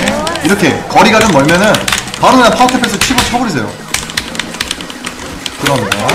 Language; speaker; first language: Korean; native; Korean